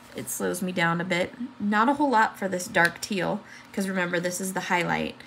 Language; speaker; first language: English; native; English